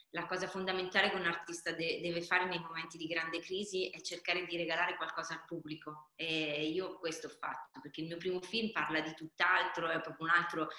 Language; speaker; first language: Italian; native; Italian